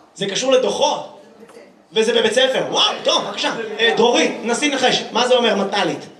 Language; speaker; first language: Hebrew; native; Hebrew